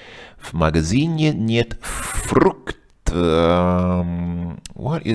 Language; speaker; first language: Russian; non-native, learner; English